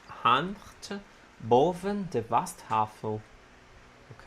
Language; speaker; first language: Dutch; non-native, learner; Italian